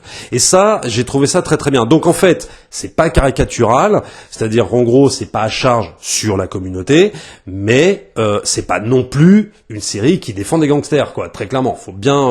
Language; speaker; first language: French; native; French